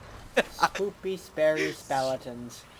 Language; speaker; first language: English; native; English